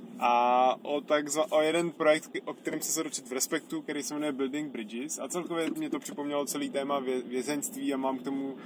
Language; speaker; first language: Czech; native; Czech